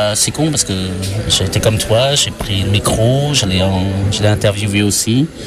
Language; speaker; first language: French; non-native, fluent; Khmer